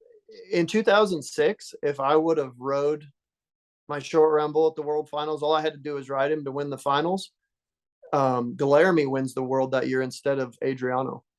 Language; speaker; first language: English; native; English